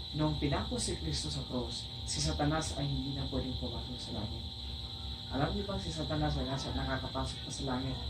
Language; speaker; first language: Filipino; non-native, local second language; Cebuano